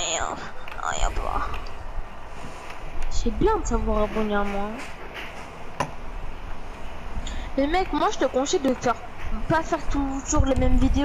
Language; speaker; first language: French; native; French